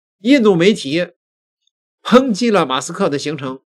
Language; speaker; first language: Chinese; native; Chinese